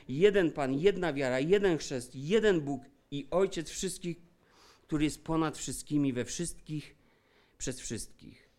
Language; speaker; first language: Polish; native; Polish